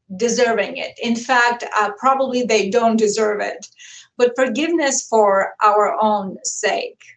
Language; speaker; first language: English; non-native, fluent; Bulgarian